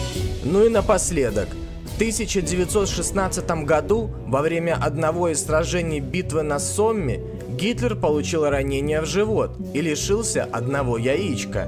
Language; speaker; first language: Russian; native; Russian